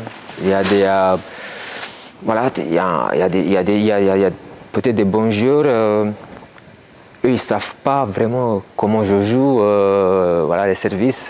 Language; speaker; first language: French; non-native, fluent; Romanian